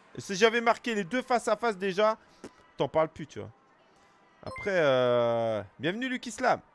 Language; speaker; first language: French; native; French